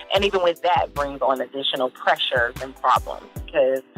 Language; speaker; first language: English; native; English